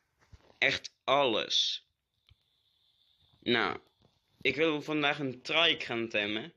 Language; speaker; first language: Dutch; native; Dutch